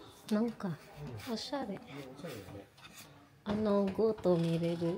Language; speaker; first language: Japanese; native; Japanese